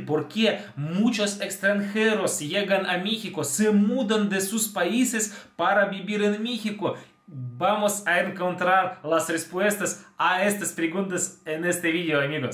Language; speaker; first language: Spanish; non-native, fluent; Russian